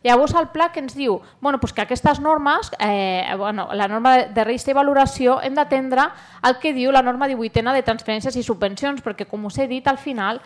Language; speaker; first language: Catalan; native; Catalan